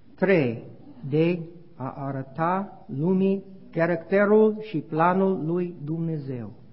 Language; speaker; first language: Romanian; non-native, learner; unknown